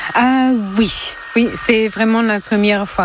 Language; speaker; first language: French; non-native, fluent; German